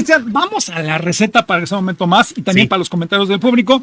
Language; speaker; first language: Spanish; native; Spanish